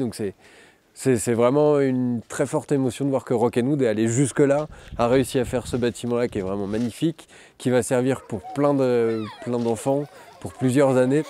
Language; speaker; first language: French; native; French